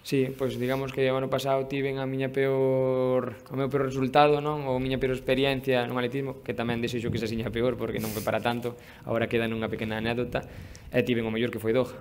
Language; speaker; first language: Galician; native; Galician